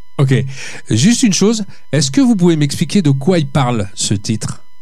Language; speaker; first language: French; native; French